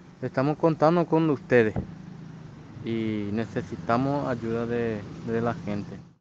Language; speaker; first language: Spanish; non-native, local second language; Guarani